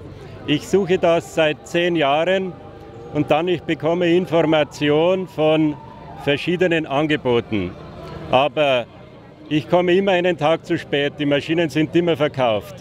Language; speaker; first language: German; non-native, fluent; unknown